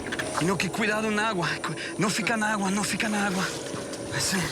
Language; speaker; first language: Portuguese; non-native, learner; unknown